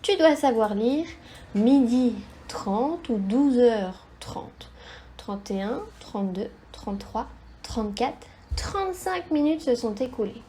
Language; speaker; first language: French; native; French